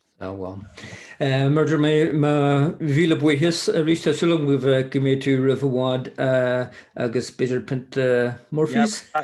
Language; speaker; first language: Irish; non-native, local second language; English